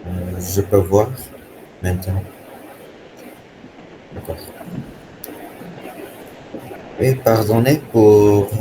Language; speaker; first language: French; non-native, fluent; Hindi